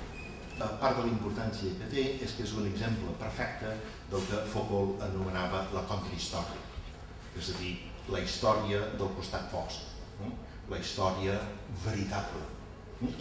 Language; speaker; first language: Catalan; non-native, fluent; English